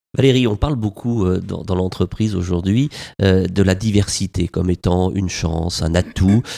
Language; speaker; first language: French; native; French